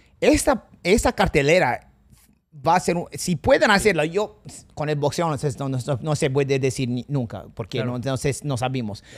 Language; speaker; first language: Spanish; non-native, fluent; English